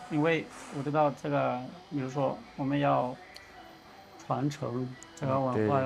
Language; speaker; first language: Chinese; non-native, learner; Spanish